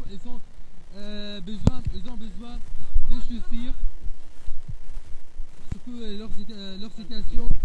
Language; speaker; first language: French; non-native, fluent; Arabic